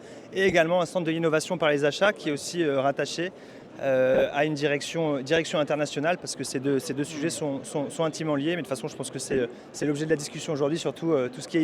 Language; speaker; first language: French; native; French